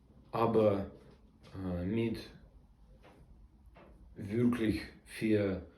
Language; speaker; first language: German; non-native, learner; Russian